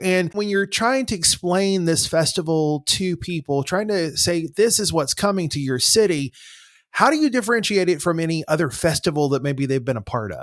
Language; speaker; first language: English; native; English